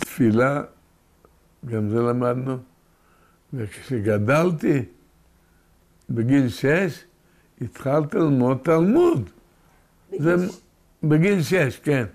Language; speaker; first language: Hebrew; early bilingual, other home language; Yiddish